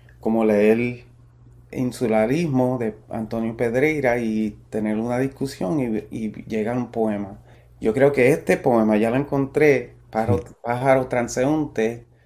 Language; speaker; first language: Spanish; early bilingual, heritage; Spanish